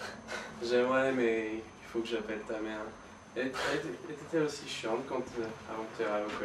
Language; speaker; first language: French; non-native, learner; English